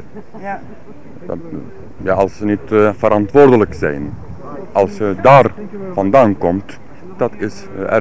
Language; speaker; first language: Dutch; non-native, learner; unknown